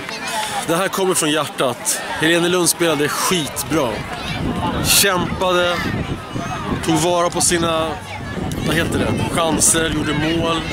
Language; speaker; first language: Swedish; native; Swedish